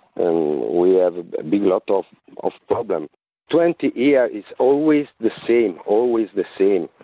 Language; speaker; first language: English; non-native, learner; Italian